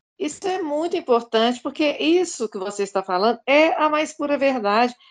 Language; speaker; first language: Portuguese; native; Portuguese